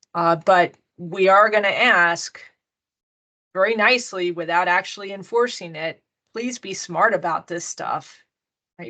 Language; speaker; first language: English; native; English